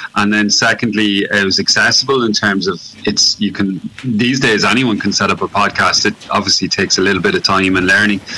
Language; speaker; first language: English; native; English